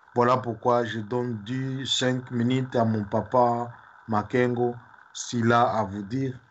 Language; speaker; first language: French; non-native, local second language; Swahili